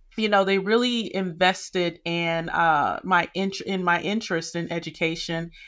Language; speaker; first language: English; native; English